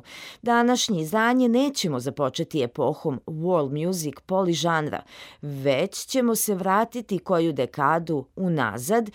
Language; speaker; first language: Serbian; native; Serbian